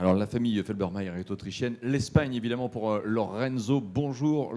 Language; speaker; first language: French; native; French